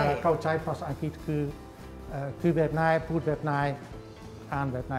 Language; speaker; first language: Thai; non-native, fluent; Dutch